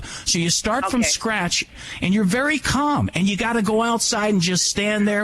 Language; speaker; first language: English; native; English